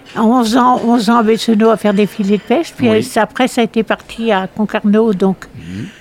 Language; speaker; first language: French; native; French